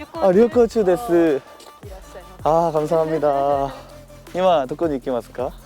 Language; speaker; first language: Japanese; non-native, learner; Korean